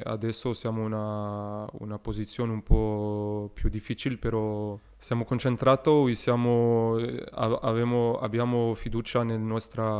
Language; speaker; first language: Italian; non-native, learner; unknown